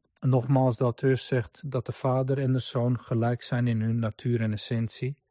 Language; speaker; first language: Dutch; non-native, fluent; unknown